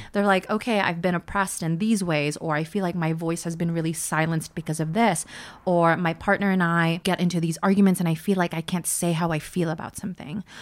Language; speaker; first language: English; early bilingual, other home language; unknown